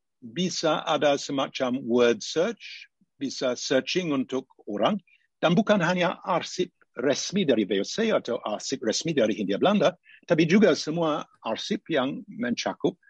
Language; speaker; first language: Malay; non-native, fluent; English